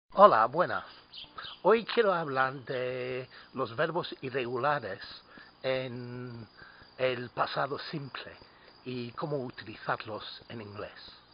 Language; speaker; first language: Spanish; non-native, fluent; English